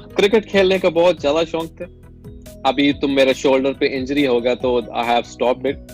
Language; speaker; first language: Hindi; non-native, local second language; Punjabi